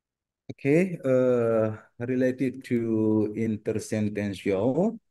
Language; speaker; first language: English; non-native, learner; Indonesian